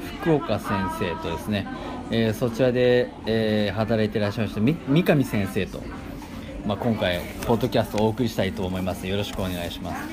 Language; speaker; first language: Japanese; native; Japanese